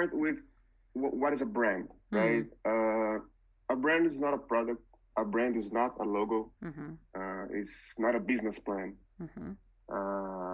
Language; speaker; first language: English; non-native, fluent; Portuguese